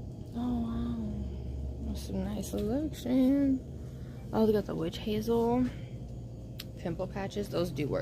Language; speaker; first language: English; native; English